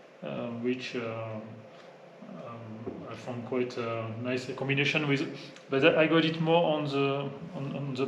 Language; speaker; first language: English; non-native, fluent; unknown